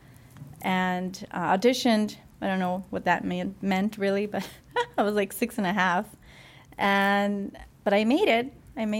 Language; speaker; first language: English; early bilingual, other home language; Spanish